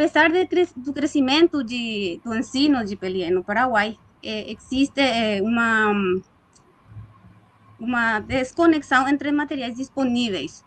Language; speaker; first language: Portuguese; non-native, fluent; Spanish